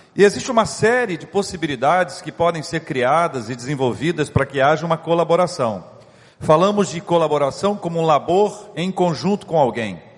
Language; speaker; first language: Portuguese; native; Portuguese